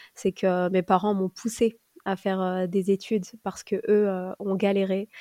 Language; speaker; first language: French; native; French